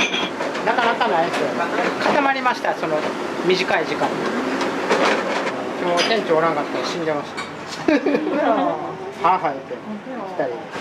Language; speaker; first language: Japanese; native; Japanese